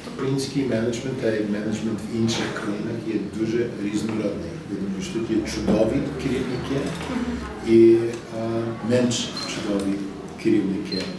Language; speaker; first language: Ukrainian; early bilingual, heritage; English